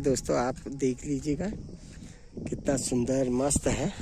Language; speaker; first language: Hindi; native; Hindi